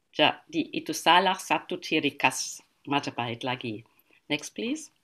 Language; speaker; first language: Indonesian; non-native, fluent; German